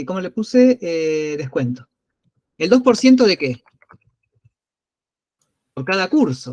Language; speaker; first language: Spanish; native; Spanish